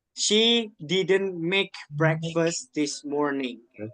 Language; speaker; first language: English; non-native, fluent; Indonesian